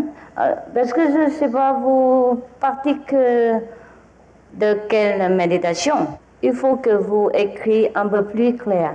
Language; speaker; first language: French; non-native, fluent; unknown